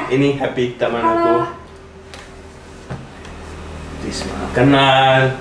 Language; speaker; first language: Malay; non-native, learner; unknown